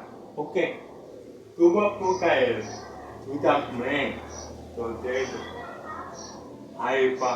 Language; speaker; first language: Spanish; non-native, learner; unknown